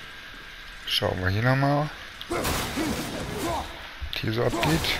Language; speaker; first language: German; native; German